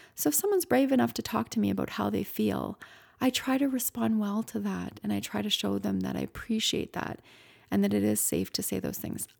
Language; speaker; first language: English; native; English